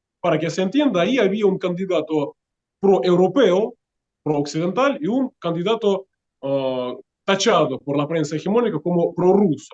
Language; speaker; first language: Spanish; non-native, fluent; Russian